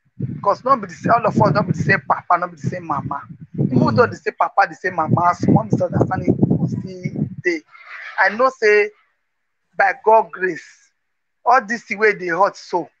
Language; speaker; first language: Nigerian Pidgin; non-native, local second language; Bini